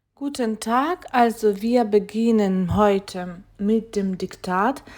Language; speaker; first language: German; non-native, fluent; Ukrainian